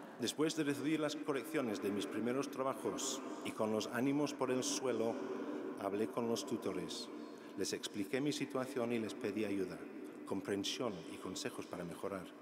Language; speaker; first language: Spanish; non-native, fluent; English